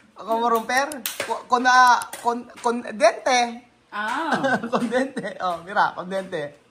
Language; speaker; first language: Spanish; non-native, learner; Filipino